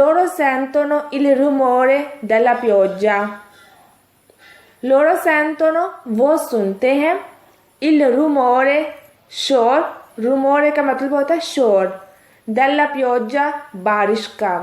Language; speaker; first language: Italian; non-native, fluent; Urdu